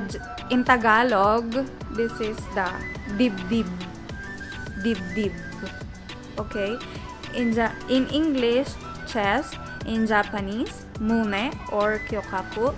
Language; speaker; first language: English; non-native, local second language; Filipino